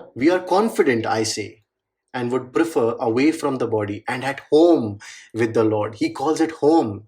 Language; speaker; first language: English; non-native, local second language; Marathi